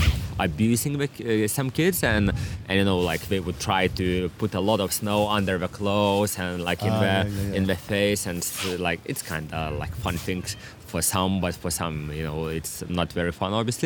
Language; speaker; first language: English; non-native, fluent; Lithuanian